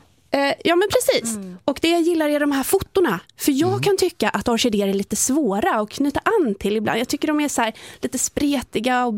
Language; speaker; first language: Swedish; native; Swedish